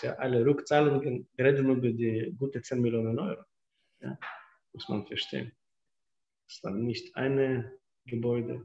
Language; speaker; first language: German; non-native, fluent; Russian